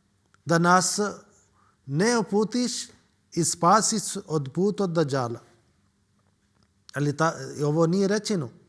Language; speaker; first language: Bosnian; non-native, learner; Urdu